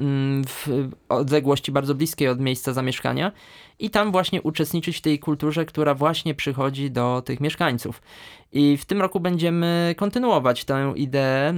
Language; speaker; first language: Polish; native; Polish